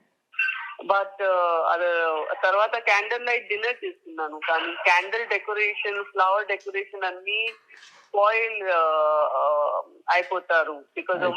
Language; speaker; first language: Telugu; non-native, learner; Gujarati